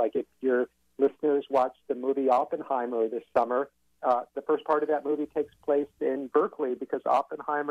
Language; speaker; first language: English; native; English